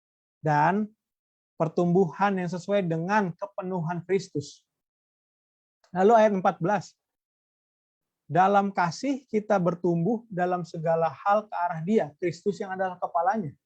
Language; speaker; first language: Indonesian; native; Indonesian